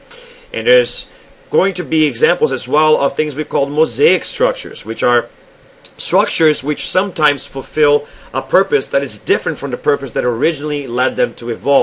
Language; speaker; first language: English; non-native, fluent; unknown